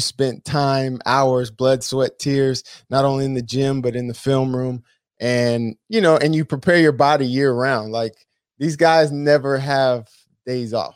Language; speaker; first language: English; native; English